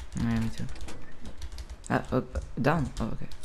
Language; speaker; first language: English; non-native, learner; French